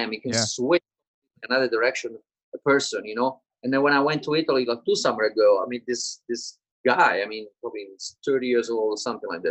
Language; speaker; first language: English; non-native, fluent; Italian